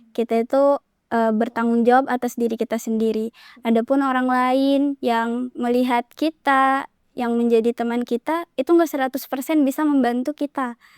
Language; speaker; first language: Indonesian; native; Indonesian